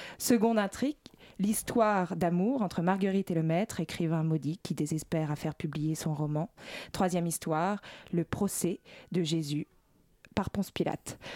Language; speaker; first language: French; native; French